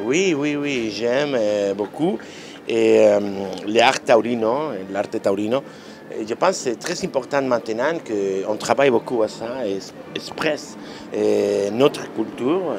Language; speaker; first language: French; non-native, learner; Spanish